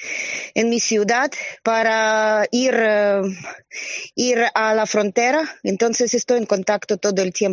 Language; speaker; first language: Spanish; non-native, learner; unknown